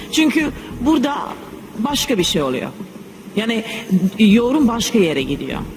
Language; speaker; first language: Turkish; non-native, learner; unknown